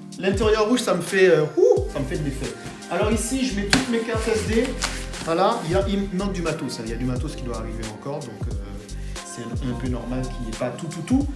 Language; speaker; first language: French; non-native, fluent; English